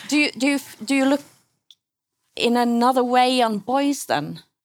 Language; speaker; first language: English; non-native, fluent; Norwegian